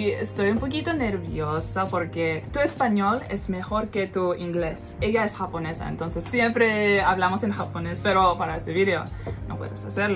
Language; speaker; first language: Spanish; non-native, learner; Japanese